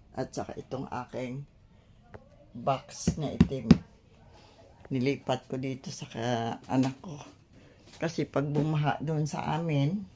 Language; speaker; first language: Filipino; non-native, local second language; Masbatenyo